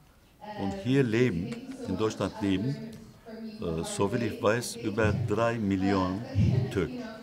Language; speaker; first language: German; non-native, fluent; Turkish